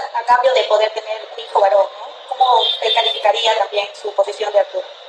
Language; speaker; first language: Spanish; native; Spanish